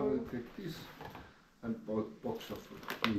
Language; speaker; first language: English; non-native, learner; Finnish